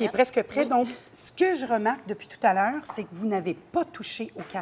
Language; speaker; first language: French; native; French